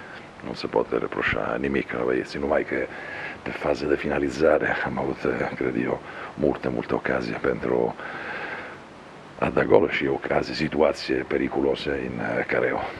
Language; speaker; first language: Romanian; non-native, fluent; Italian